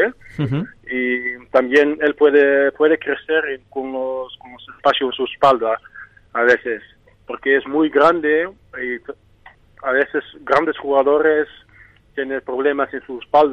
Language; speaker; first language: Spanish; non-native, fluent; Dutch